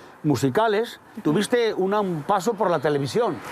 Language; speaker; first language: Spanish; native; Spanish